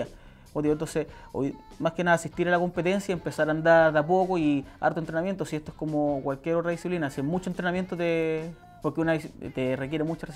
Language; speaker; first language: Spanish; native; Spanish